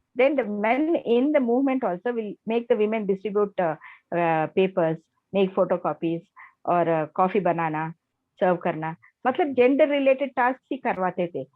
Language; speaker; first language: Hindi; non-native, local second language; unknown